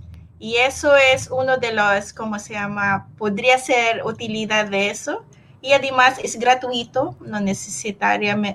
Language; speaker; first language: Spanish; non-native, fluent; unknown